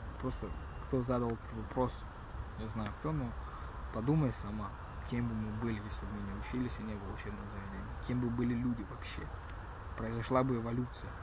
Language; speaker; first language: Russian; early bilingual, heritage; Russian